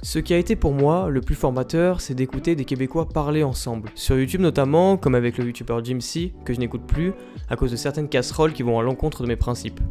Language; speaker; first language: French; early bilingual, other home language; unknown